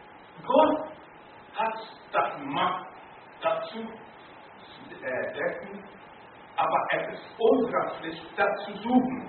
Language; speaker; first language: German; non-native, learner; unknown